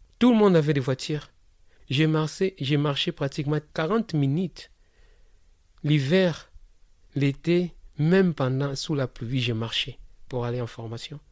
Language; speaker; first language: French; non-native, local second language; Lingala